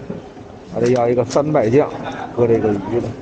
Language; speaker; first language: Chinese; native; Chinese